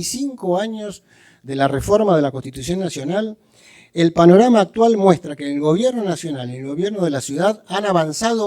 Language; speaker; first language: Spanish; native; Spanish